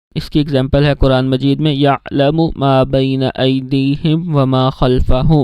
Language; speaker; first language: Urdu; native; Urdu